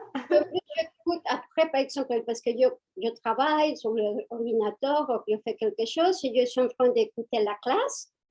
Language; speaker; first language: French; non-native, fluent; Spanish